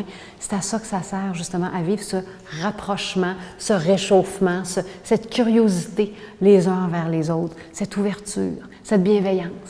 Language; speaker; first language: French; native; French